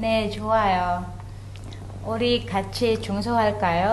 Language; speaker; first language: Korean; non-native, learner; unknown